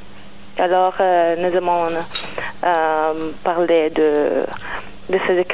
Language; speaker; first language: French; non-native, learner; Italian